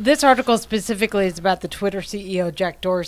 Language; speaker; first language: English; native; English